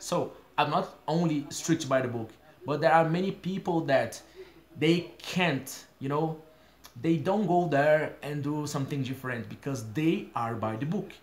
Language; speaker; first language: English; non-native, fluent; Portuguese